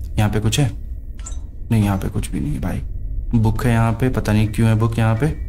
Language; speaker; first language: Hindi; native; Hindi